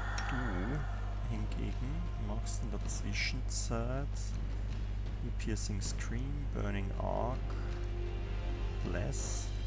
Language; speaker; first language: German; native; German